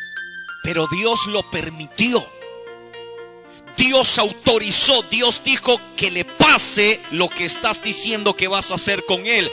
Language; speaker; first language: Spanish; native; Spanish